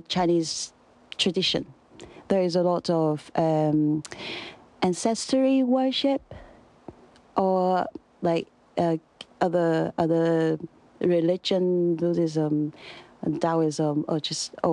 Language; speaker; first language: English; non-native, local second language; Cantonese